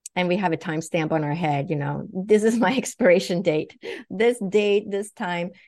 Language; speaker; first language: English; non-native, fluent; Swedish